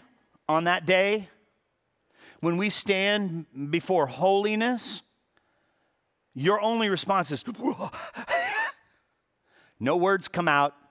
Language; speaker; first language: English; native; English